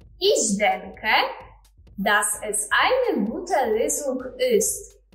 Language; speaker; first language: German; non-native, fluent; Polish